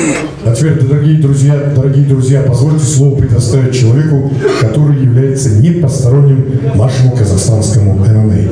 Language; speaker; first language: Russian; non-native, local second language; Kazakh